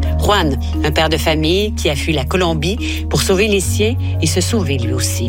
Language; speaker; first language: French; native; French